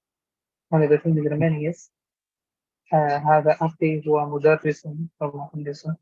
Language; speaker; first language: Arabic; non-native, learner; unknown